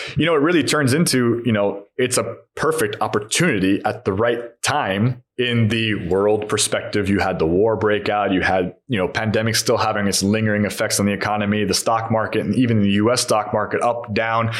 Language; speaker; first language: English; native; English